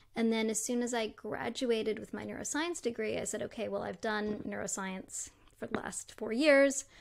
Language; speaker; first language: English; native; English